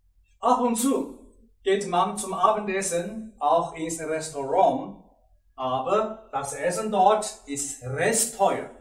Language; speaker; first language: German; non-native, learner; Chinese